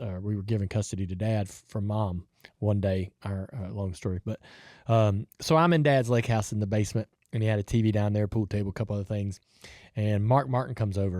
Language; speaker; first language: English; native; English